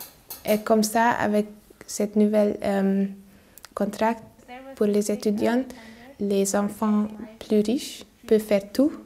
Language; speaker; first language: French; non-native, learner; Hungarian